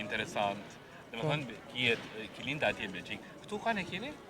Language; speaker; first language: Albanian; native; Albanian